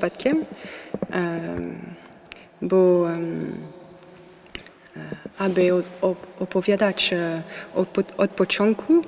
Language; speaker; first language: Polish; non-native, learner; French